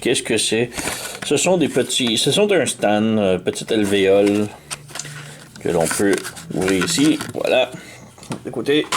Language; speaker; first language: French; native; French